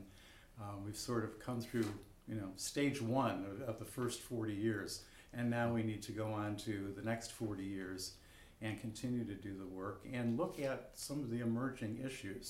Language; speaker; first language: English; native; English